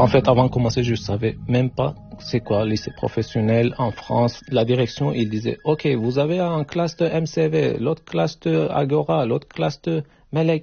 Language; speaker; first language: French; non-native, fluent; Turkish